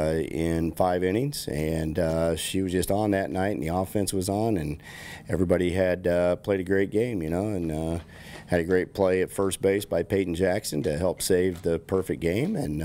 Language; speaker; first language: English; native; English